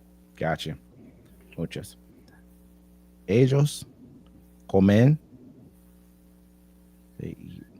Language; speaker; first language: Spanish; non-native, learner; English